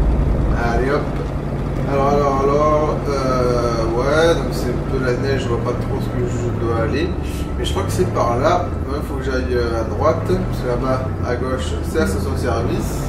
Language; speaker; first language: French; native; French